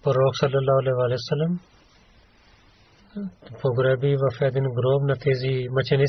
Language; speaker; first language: Bulgarian; non-native, learner; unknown